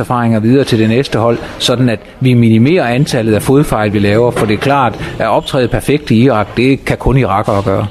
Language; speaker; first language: Danish; native; Danish